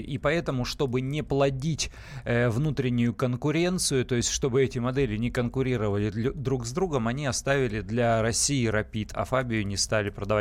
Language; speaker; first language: Russian; native; Russian